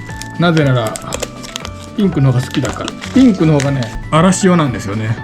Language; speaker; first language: Japanese; native; Japanese